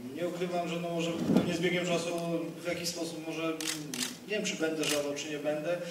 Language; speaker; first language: Polish; native; Polish